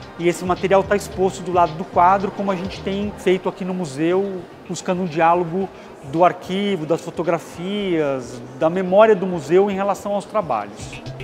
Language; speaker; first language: Portuguese; native; Portuguese